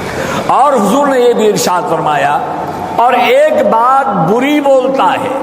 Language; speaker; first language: Urdu; native; Urdu